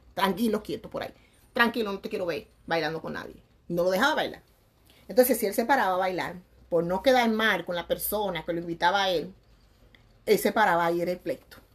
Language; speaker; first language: Spanish; native; Spanish